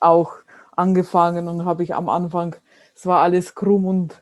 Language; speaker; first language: German; non-native, fluent; Russian